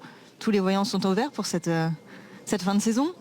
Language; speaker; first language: French; native; French